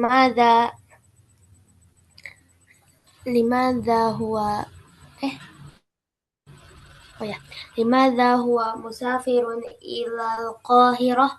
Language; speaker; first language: Arabic; non-native, learner; Indonesian